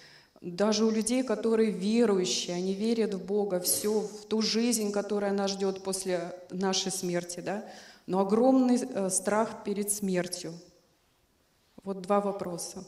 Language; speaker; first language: Russian; native; Russian